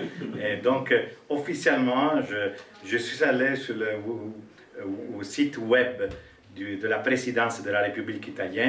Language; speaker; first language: French; non-native, fluent; Italian